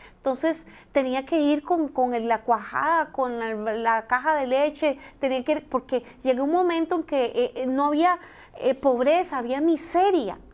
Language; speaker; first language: Spanish; native; Spanish